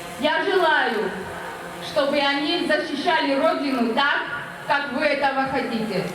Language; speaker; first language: Russian; non-native, fluent; Georgian